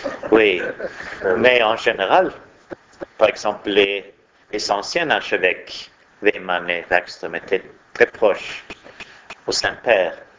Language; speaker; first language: French; non-native, fluent; Swedish